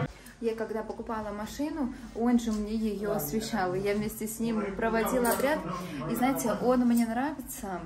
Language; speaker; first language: Russian; native; Russian